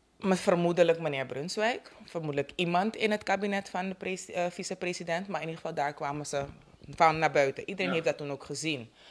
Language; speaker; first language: Dutch; native; Dutch